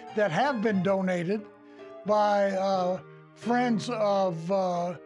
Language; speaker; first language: English; native; English